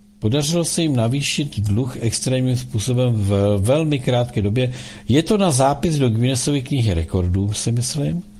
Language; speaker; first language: Czech; native; Czech